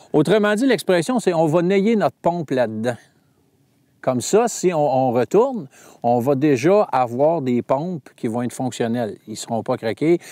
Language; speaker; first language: French; native; French